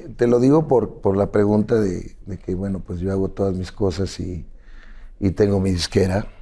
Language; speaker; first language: Spanish; native; Spanish